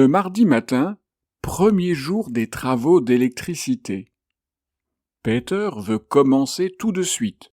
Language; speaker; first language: French; native; French